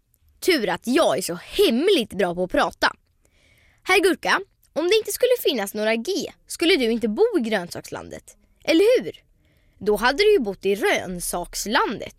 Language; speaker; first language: Swedish; native; Swedish